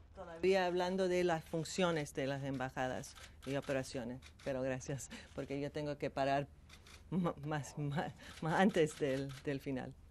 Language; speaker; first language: Spanish; non-native, fluent; English